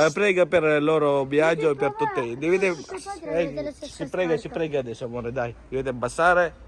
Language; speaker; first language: Italian; non-native, local second language; Filipino